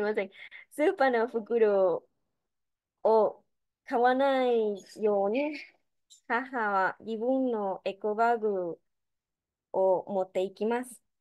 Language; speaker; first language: Japanese; non-native, learner; Spanish